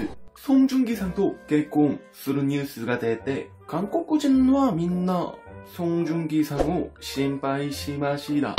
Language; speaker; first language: Japanese; non-native, learner; Korean